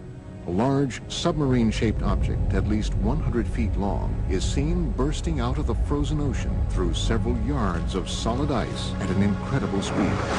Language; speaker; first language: English; native; English